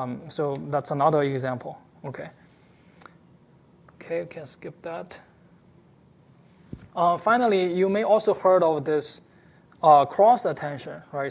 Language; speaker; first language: English; non-native, fluent; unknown